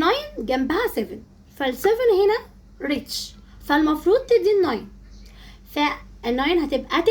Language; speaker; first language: Arabic; native; Arabic